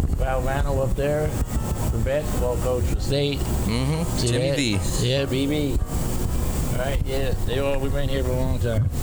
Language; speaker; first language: English; native; English